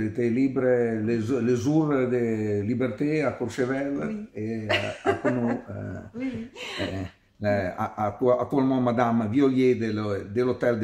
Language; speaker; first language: French; non-native, learner; Italian